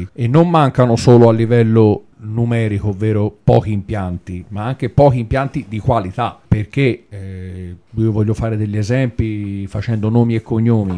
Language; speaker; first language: Italian; native; Italian